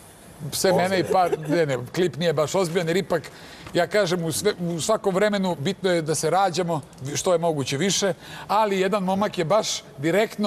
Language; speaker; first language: Serbian; native; Serbian